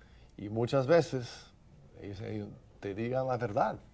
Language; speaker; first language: Spanish; non-native, fluent; English